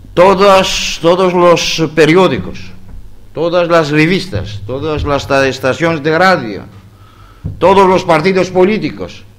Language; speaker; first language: Spanish; non-native, fluent; Greek